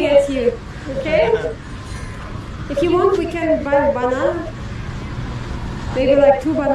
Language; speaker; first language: English; non-native, fluent; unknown